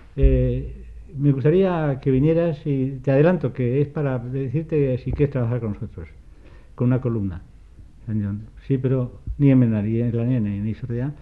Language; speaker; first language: Spanish; non-native, local second language; Basque